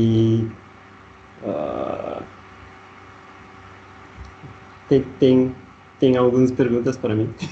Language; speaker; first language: Portuguese; non-native, learner; Russian